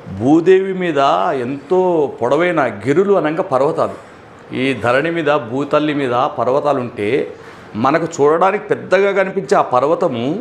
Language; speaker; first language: Telugu; native; Telugu